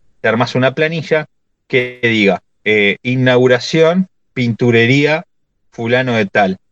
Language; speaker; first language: Spanish; native; Spanish